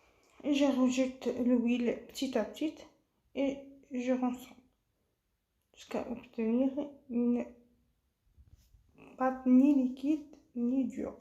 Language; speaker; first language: French; non-native, local second language; Arabic